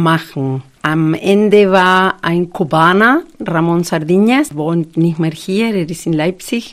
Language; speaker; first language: German; non-native, fluent; Spanish